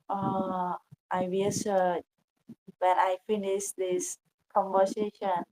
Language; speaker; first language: English; non-native, learner; Khmer